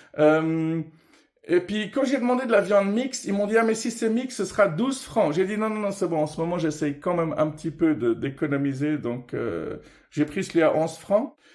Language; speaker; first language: French; early bilingual, other home language; Persian